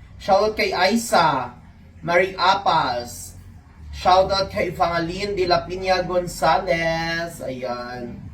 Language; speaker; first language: Filipino; non-native, local second language; Cebuano